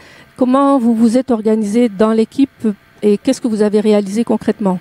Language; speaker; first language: French; native; French